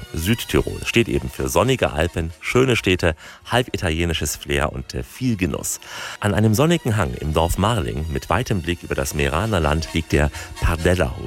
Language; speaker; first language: German; native; German